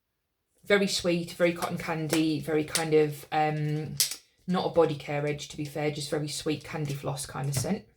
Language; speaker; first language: English; native; English